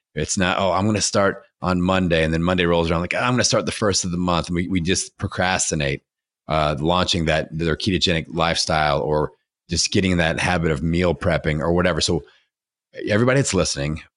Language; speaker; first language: English; native; English